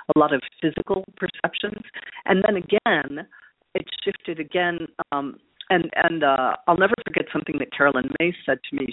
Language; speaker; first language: English; native; English